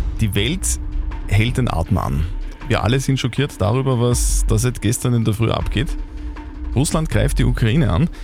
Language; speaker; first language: German; native; German